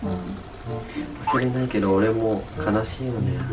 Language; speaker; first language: Japanese; non-native, fluent; Vietnamese